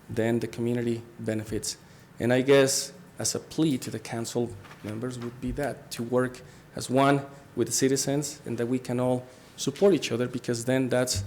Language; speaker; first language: English; non-native, fluent; Spanish